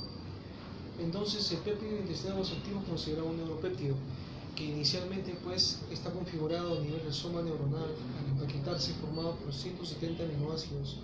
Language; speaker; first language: Spanish; native; Spanish